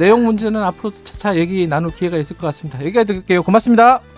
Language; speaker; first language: Korean; native; Korean